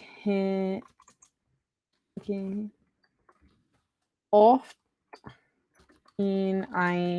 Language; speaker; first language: German; non-native, learner; English